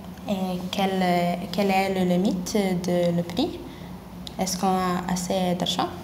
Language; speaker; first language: French; non-native, learner; Lithuanian